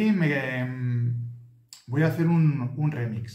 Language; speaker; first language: Spanish; native; Spanish